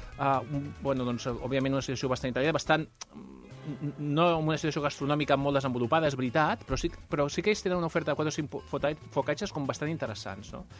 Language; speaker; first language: Catalan; non-native, local second language; Spanish